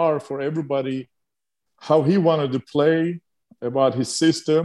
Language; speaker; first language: English; non-native, fluent; Turkish